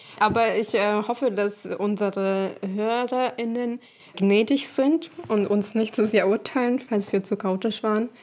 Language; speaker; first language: German; non-native, fluent; Ukrainian